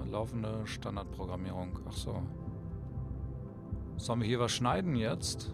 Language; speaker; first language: German; native; German